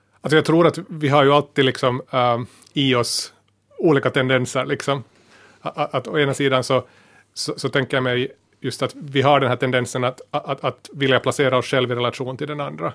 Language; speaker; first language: Swedish; native; Swedish